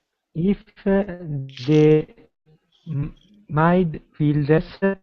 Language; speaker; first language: English; non-native, learner; Italian